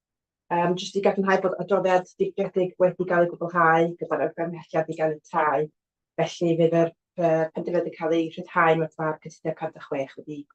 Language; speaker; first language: Welsh; native; Welsh